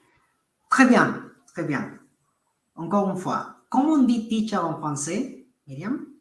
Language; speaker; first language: French; non-native, fluent; Spanish